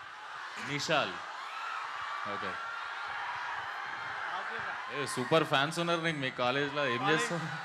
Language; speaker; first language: Telugu; native; Telugu